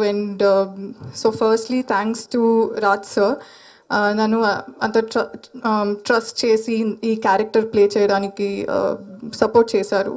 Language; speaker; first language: Telugu; non-native, learner; Malayalam